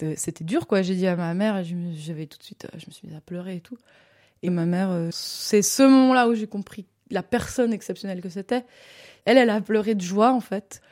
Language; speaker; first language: French; native; French